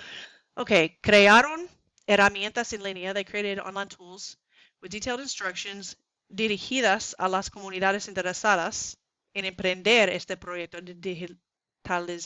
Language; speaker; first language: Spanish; non-native, learner; English